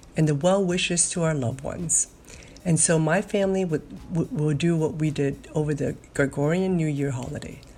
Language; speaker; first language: English; non-native, local second language; Cantonese